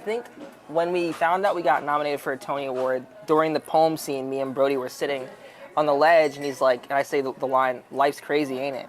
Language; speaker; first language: English; native; English